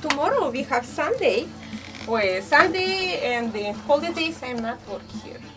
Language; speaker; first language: English; non-native, learner; Russian